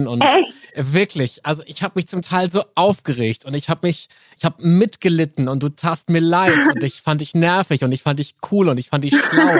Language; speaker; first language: German; native; German